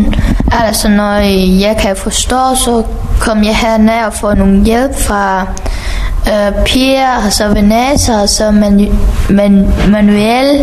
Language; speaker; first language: Danish; non-native, fluent; Vietnamese